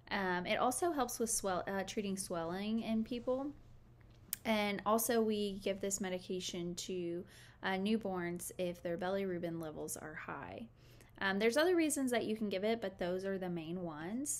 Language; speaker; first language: English; native; English